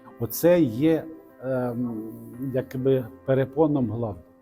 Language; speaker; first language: Ukrainian; non-native, local second language; Russian